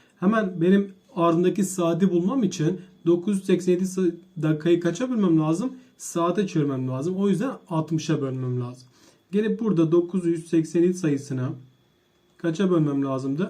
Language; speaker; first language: Turkish; native; Turkish